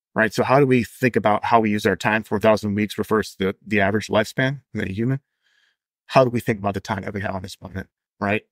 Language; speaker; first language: English; native; English